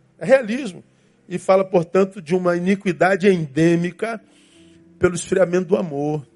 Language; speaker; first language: Portuguese; native; Portuguese